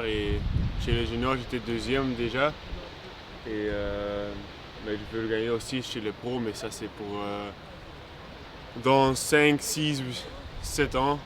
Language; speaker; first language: French; non-native, learner; Dutch